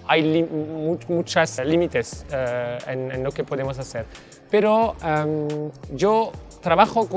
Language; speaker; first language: Spanish; non-native, fluent; French